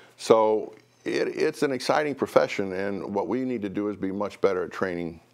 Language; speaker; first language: English; native; English